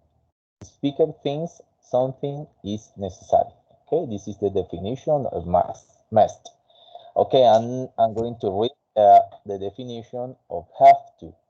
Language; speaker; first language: English; non-native, fluent; Spanish